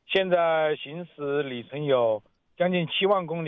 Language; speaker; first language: Chinese; native; Chinese